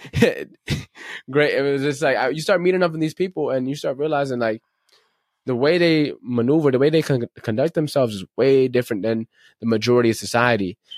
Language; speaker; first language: English; native; English